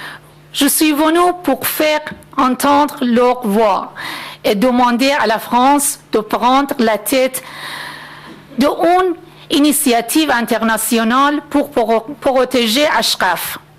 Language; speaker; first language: French; non-native, fluent; Persian